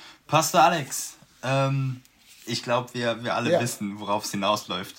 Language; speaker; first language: German; native; German